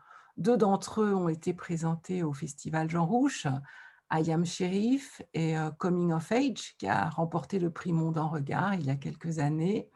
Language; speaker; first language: French; native; French